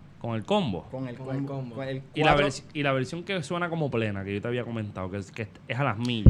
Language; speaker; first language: Spanish; native; Spanish